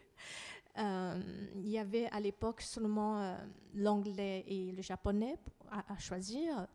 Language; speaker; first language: French; non-native, fluent; Chinese